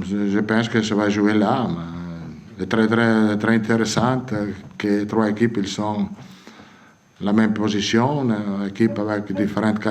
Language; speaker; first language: French; non-native, fluent; Italian